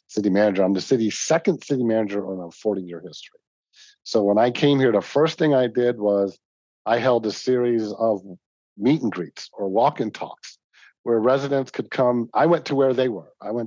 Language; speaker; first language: English; native; English